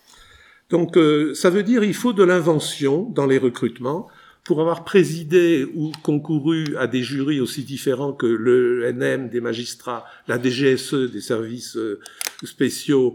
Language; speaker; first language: French; native; French